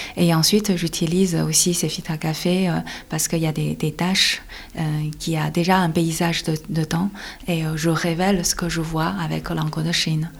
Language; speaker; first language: French; non-native, fluent; Chinese